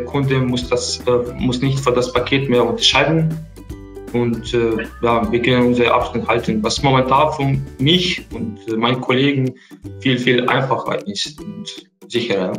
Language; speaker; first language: German; non-native, fluent; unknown